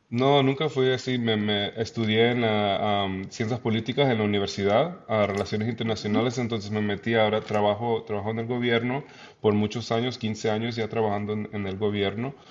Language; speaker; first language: Spanish; early bilingual, heritage; Spanish